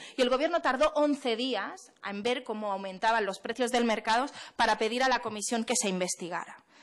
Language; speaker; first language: Spanish; non-native, local second language; Catalan